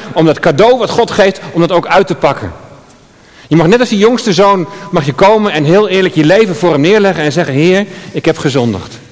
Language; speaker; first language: Dutch; native; Dutch